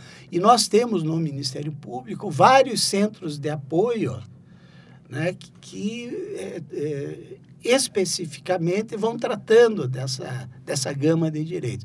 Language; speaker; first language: Portuguese; native; Portuguese